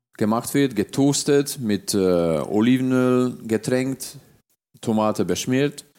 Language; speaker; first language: German; early bilingual, other home language; Hungarian